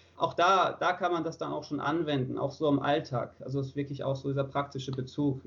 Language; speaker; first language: German; native; German